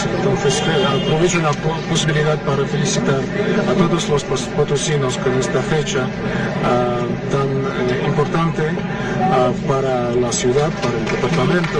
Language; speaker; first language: Spanish; non-native, fluent; Russian